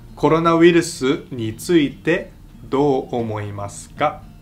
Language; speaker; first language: Japanese; non-native, fluent; Filipino